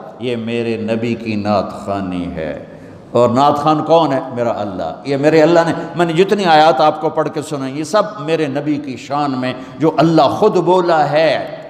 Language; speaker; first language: Urdu; non-native, local second language; Punjabi